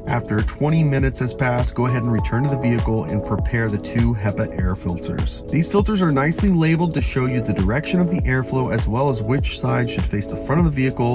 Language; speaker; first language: English; native; English